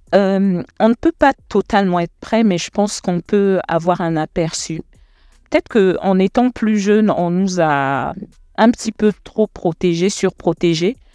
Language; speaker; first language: French; non-native, local second language; Lingala